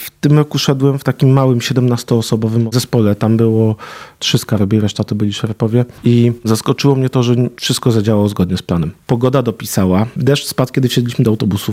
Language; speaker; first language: Polish; native; Polish